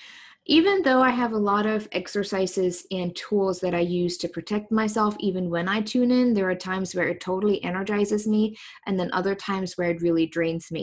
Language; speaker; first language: English; non-native, fluent; German